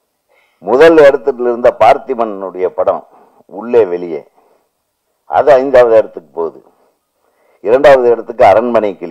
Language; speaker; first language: Tamil; native; Tamil